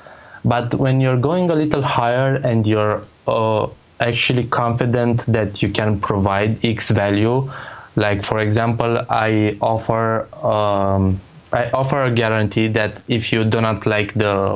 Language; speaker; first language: English; non-native, fluent; Romanian